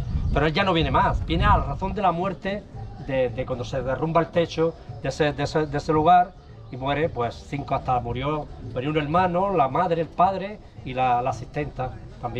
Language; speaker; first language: Spanish; native; Spanish